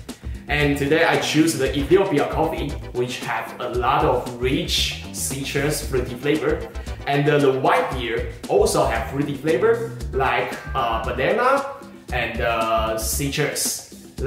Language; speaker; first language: English; non-native, learner; Chinese